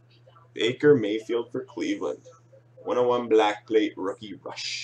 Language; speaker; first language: English; native; English